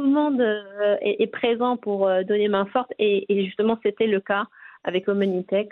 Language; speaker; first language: French; non-native, local second language; Arabic